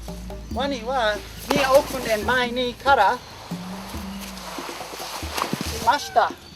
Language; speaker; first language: Japanese; non-native, learner; English